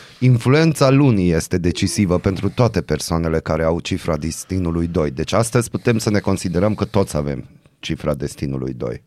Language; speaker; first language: Romanian; native; Romanian